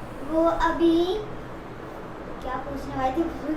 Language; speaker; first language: Hindi; native; Hindi